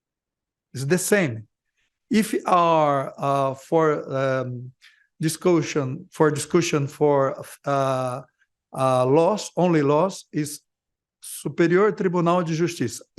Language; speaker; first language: English; non-native, learner; Portuguese